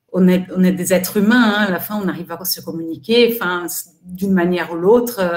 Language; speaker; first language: French; non-native, fluent; Portuguese